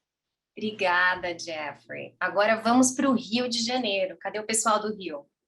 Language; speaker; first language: Portuguese; native; Portuguese